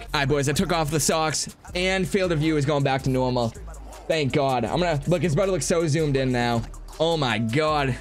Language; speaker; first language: English; native; English